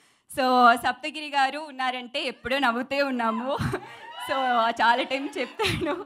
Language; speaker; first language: Telugu; non-native, learner; Tamil